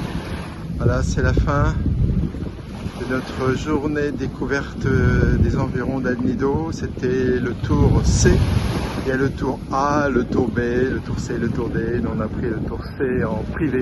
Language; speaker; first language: French; native; French